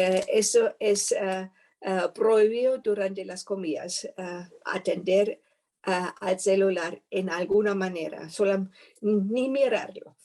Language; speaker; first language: Spanish; non-native, fluent; German